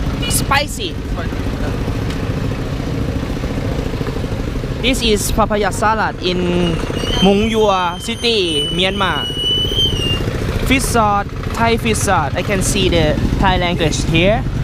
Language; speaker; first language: English; non-native, learner; Thai